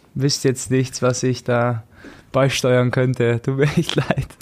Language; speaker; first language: German; native; German